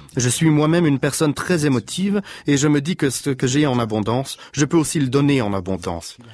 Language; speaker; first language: French; non-native, fluent; German